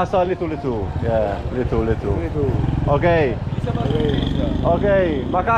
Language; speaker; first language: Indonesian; non-native, learner; Polish